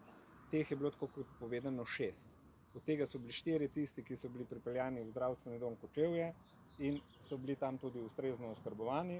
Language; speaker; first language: Slovenian; native; Slovenian